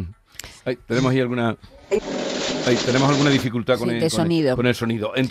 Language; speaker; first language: Spanish; native; Spanish